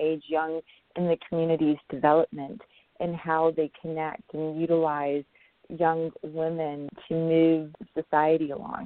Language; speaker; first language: English; non-native, local second language; Urdu